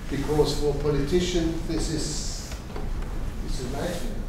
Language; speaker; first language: English; non-native, fluent; German